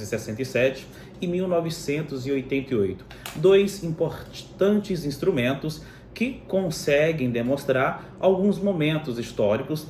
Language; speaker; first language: Portuguese; native; Portuguese